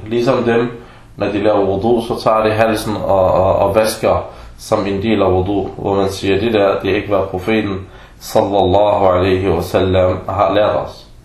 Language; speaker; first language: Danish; non-native, fluent; Arabic